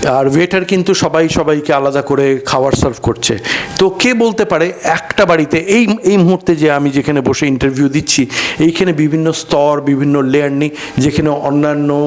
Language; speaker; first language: Bangla; native; Bangla